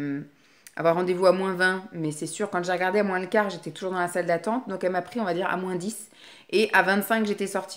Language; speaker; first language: French; native; French